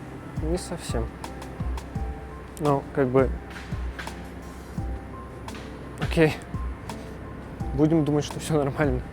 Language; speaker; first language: Russian; native; Russian